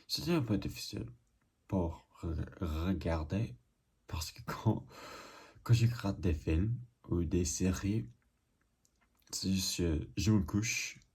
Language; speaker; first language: French; non-native, learner; English